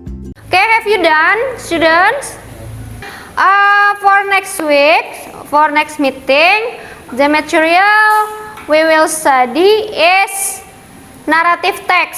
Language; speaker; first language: English; non-native, learner; Indonesian